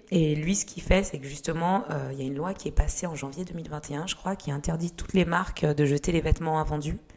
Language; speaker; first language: French; early bilingual, other home language; Kinyarwanda